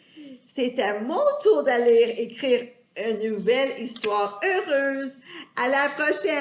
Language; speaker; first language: French; non-native, fluent; English